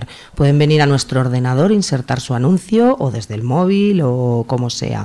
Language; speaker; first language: Spanish; native; Spanish